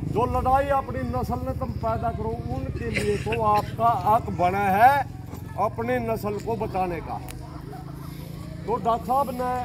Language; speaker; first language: Hindi; native; Hindi